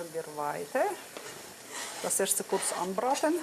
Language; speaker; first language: German; non-native, learner; Russian